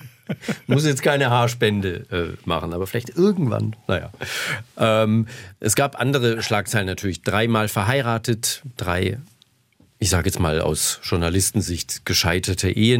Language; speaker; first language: German; native; German